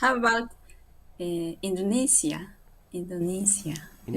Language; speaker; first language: English; non-native, learner; Japanese